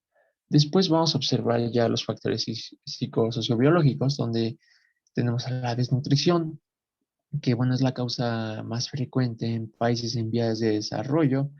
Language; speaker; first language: Spanish; native; Spanish